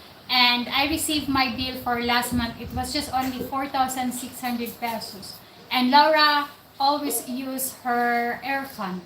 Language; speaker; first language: English; non-native, local second language; Cebuano